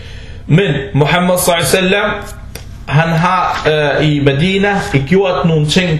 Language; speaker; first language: Danish; non-native, fluent; Arabic